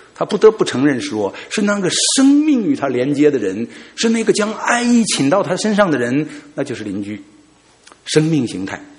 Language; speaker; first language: Chinese; native; Chinese